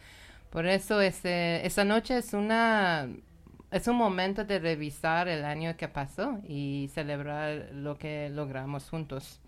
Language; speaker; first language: Spanish; non-native, learner; Persian